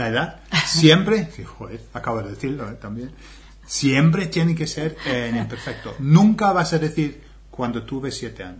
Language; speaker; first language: Spanish; non-native, fluent; English